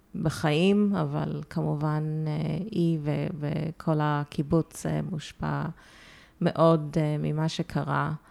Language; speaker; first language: Hebrew; early bilingual, heritage; Hebrew